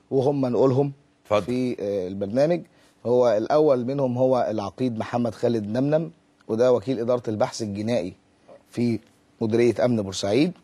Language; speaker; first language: Arabic; native; Arabic